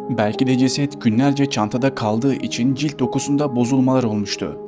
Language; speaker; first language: Turkish; native; Turkish